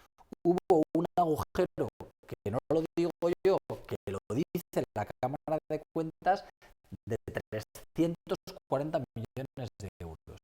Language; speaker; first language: Spanish; native; Spanish